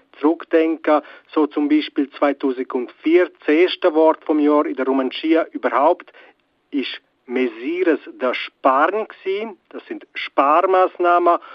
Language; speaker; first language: German; non-native, local second language; Romansh